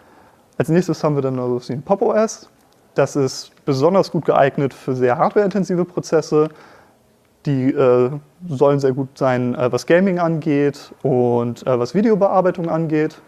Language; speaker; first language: German; native; German